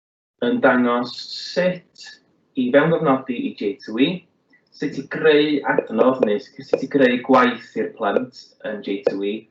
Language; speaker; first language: Welsh; native; Welsh